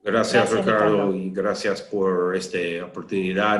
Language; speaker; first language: Spanish; non-native, learner; English